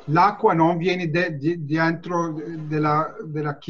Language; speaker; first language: Italian; non-native, fluent; Turkish